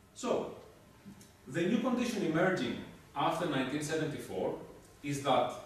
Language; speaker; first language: English; non-native, fluent; Greek